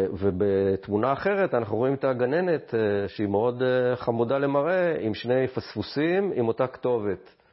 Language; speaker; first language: Hebrew; native; Hebrew